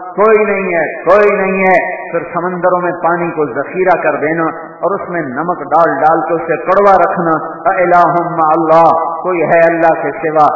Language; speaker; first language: Urdu; non-native, local second language; Punjabi